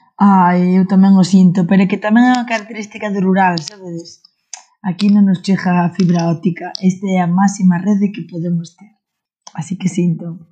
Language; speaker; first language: Galician; non-native, local second language; Spanish